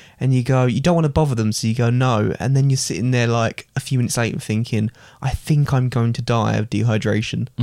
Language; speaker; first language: English; native; English